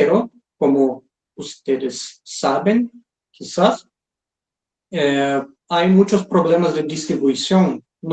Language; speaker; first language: Spanish; non-native, fluent; Portuguese